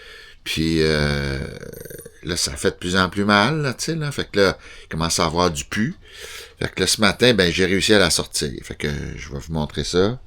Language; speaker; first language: French; native; French